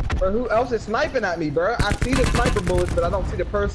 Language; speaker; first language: English; native; English